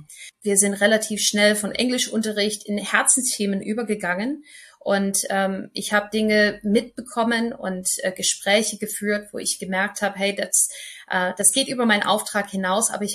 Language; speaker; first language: German; non-native, fluent; English